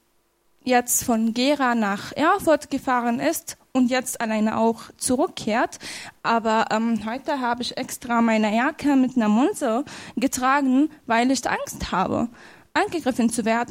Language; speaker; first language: German; non-native, fluent; Arabic